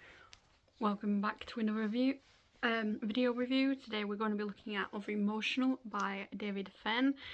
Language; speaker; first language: English; native; English